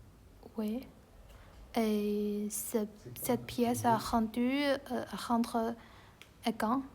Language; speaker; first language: French; non-native, learner; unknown